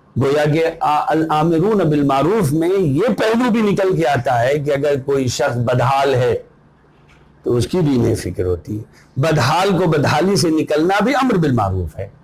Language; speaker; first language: Urdu; native; Urdu